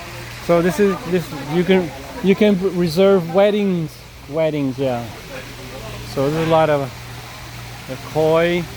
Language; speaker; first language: English; non-native, learner; Vietnamese